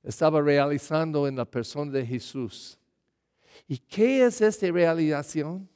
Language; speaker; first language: Spanish; non-native, learner; English